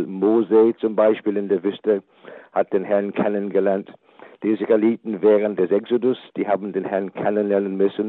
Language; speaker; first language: German; non-native, fluent; English